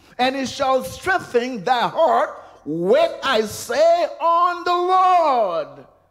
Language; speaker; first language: English; non-native, fluent; Haitian Creole